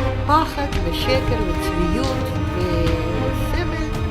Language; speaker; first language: Hebrew; non-native, fluent; Russian